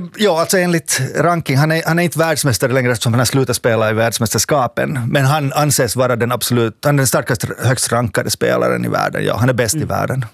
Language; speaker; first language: Swedish; native; Swedish